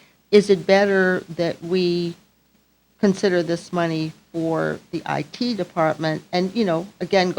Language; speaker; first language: English; native; English